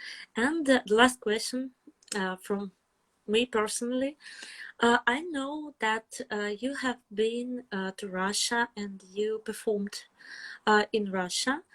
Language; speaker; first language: English; non-native, fluent; Russian